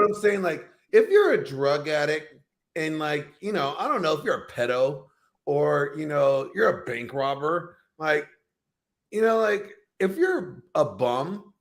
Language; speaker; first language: English; native; English